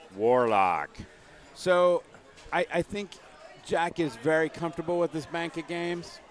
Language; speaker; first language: English; native; English